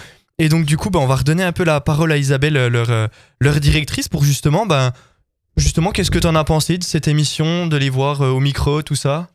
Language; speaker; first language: French; native; French